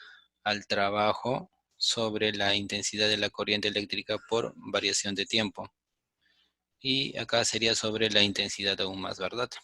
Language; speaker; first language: Spanish; native; Spanish